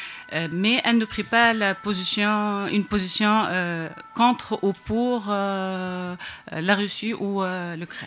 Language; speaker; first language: French; non-native, local second language; Arabic